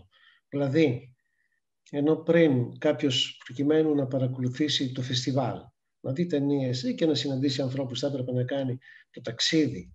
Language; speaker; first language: Greek; native; Greek